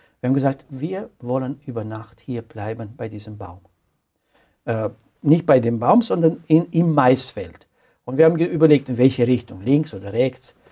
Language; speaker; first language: German; non-native, fluent; Romanian